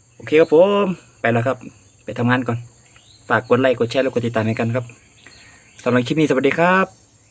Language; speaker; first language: Thai; native; Thai